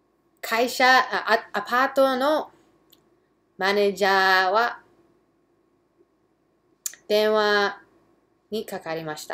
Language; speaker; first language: Japanese; early bilingual, heritage; English